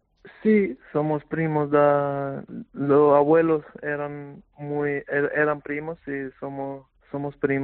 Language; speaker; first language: Spanish; non-native, fluent; Albanian